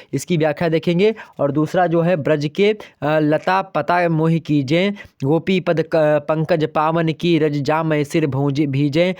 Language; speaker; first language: Hindi; native; Hindi